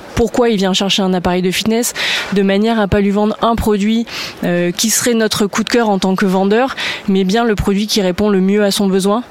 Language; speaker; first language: French; native; French